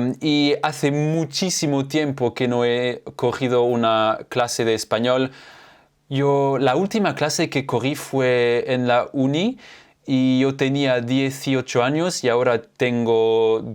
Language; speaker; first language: Spanish; non-native, fluent; French